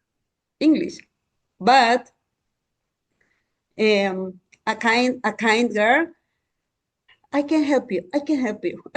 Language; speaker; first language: English; non-native, learner; Spanish